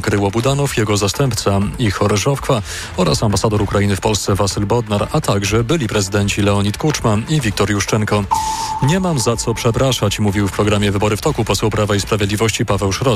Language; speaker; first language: Polish; native; Polish